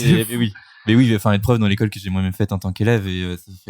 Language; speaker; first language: French; native; French